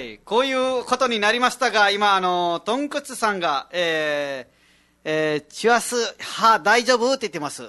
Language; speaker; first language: Japanese; non-native, fluent; Nepali